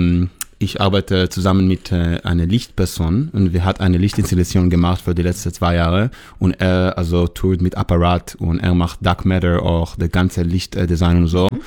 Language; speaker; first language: German; non-native, fluent; Hebrew